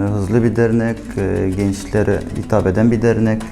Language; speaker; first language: Turkish; non-native, fluent; Arabic